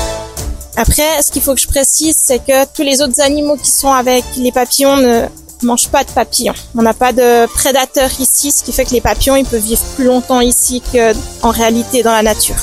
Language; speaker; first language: French; native; French